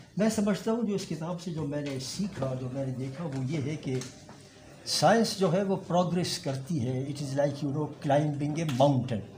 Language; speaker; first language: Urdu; non-native, local second language; Pashto